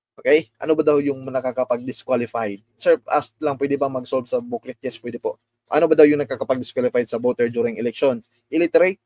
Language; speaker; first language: Filipino; non-native, local second language; Cebuano